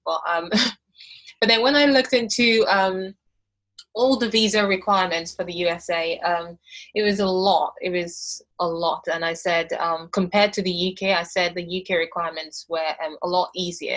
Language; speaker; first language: English; non-native, local second language; Igbo